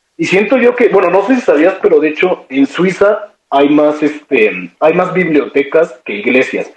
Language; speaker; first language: Spanish; native; Spanish